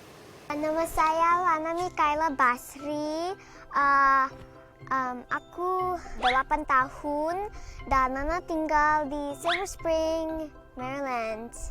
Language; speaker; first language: Indonesian; early bilingual, heritage; Indonesian